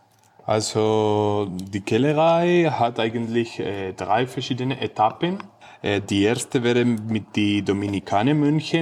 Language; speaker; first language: German; non-native, learner; Spanish